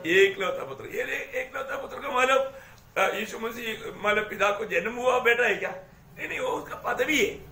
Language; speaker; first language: Hindi; non-native, local second language; Malayalam